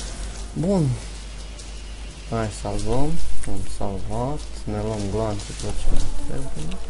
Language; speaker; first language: Romanian; native; Romanian